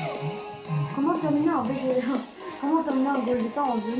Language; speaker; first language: French; native; French